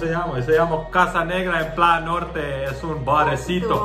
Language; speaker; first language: Spanish; non-native, learner; Croatian